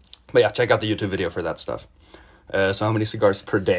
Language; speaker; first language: English; early bilingual, other home language; Swedish